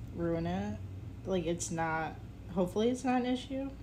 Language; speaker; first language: English; native; English